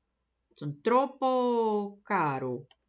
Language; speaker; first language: Italian; non-native, learner; Portuguese